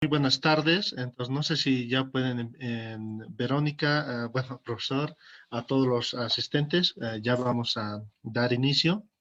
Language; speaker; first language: Spanish; native; Spanish